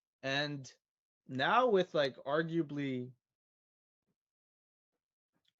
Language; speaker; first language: English; native; English